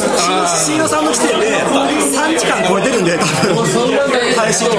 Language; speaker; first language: Japanese; native; Japanese